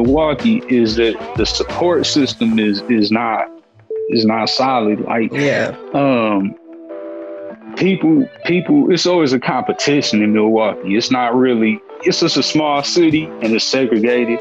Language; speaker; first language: English; native; English